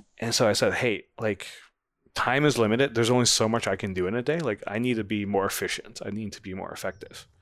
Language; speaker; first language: English; non-native, fluent; Vietnamese